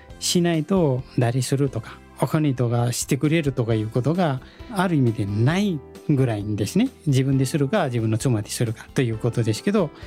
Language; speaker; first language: Japanese; non-native, fluent; Nepali